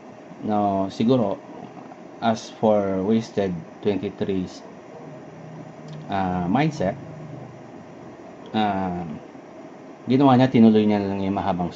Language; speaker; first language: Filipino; native; Filipino